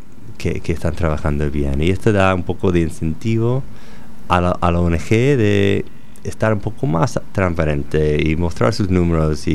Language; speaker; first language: Spanish; non-native, fluent; English